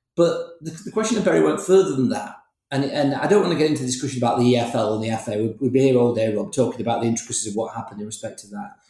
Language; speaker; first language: English; native; English